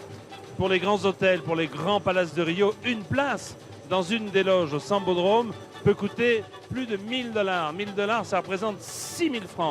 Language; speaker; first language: French; native; French